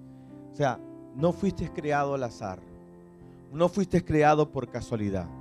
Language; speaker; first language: Spanish; native; Spanish